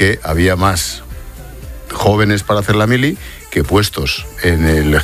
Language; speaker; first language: Spanish; native; Spanish